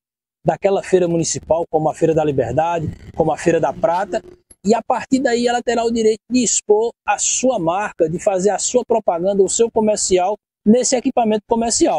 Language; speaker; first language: Portuguese; native; Portuguese